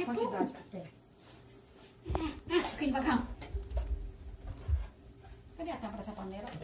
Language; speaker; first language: Portuguese; native; Portuguese